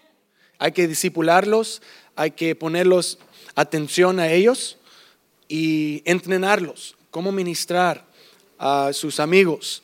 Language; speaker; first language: Spanish; early bilingual, heritage; English